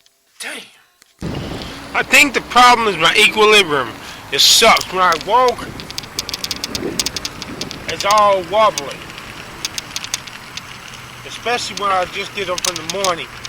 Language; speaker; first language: English; native; English